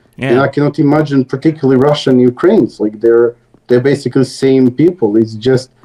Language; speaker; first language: English; non-native, fluent; Serbian